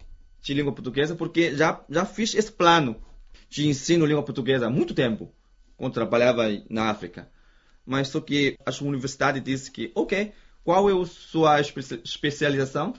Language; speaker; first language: Portuguese; non-native, fluent; Chinese